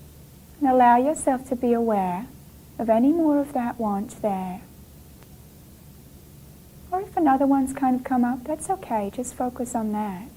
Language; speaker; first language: English; native; English